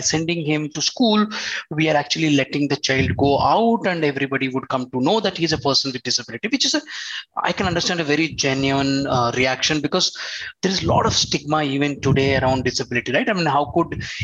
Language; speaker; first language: English; non-native, local second language; Telugu